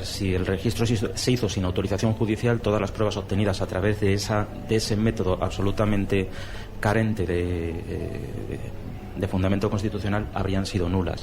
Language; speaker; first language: Spanish; native; Spanish